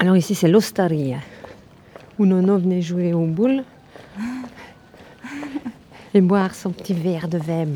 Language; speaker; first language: French; early bilingual, other home language; Italian